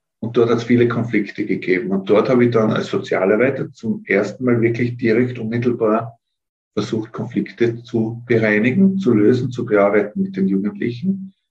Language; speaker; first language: German; native; German